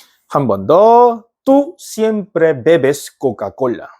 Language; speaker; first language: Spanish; non-native, fluent; Korean